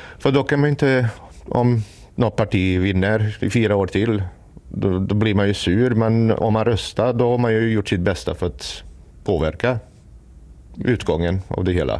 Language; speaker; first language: Swedish; non-native, fluent; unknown